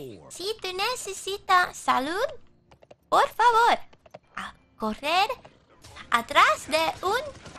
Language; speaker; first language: Spanish; non-native, learner; English